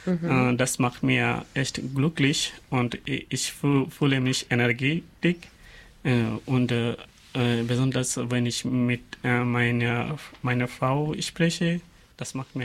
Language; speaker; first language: German; non-native, learner; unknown